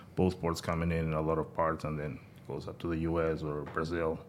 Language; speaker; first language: English; non-native, fluent; Spanish